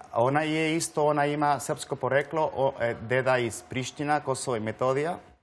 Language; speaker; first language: Serbian; non-native, learner; Spanish